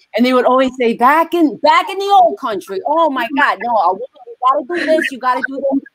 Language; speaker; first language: English; native; English